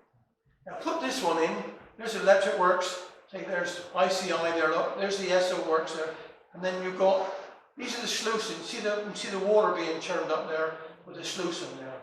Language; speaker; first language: English; native; English